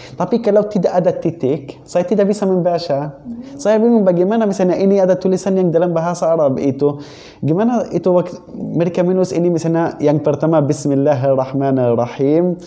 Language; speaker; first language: Indonesian; non-native, fluent; Arabic